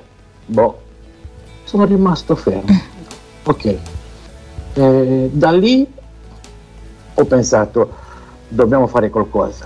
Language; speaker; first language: Italian; non-native, fluent; Romanian